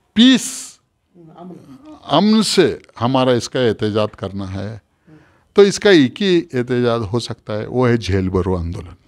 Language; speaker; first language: Hindi; non-native, local second language; Urdu